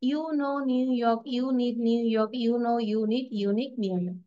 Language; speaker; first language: English; non-native, local second language; Bangla